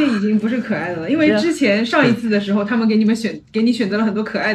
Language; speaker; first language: Chinese; native; Chinese